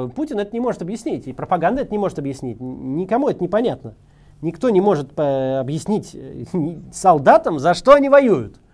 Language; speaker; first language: Russian; native; Russian